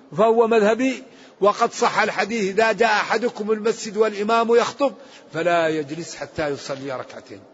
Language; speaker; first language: Arabic; native; Arabic